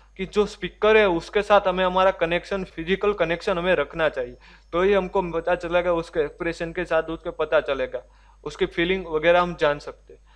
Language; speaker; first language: Hindi; non-native, local second language; Gujarati